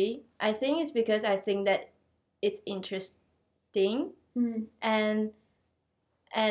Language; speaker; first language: English; non-native, local second language; Chinese